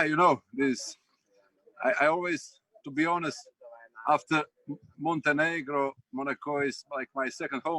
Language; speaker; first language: English; non-native, learner; Serbian